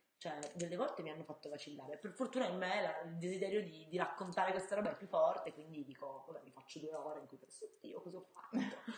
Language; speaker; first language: Italian; native; Italian